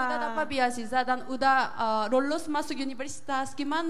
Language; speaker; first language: Indonesian; non-native, learner; Korean